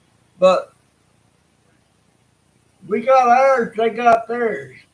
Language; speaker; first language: English; native; English